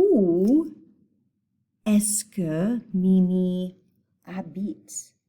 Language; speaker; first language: French; non-native, fluent; English